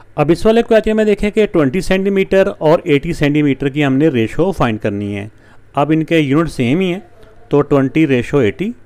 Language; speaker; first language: Urdu; non-native, local second language; Punjabi